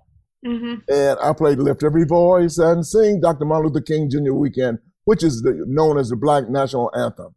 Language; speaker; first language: English; native; English